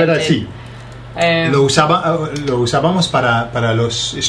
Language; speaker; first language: Spanish; non-native, fluent; English